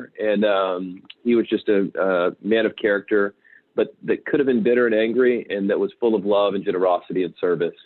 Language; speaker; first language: English; native; English